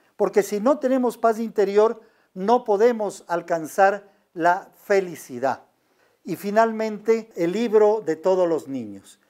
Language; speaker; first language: Spanish; native; Spanish